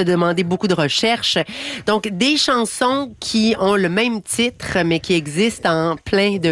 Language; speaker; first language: French; native; French